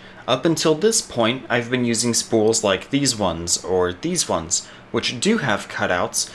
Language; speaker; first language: English; native; English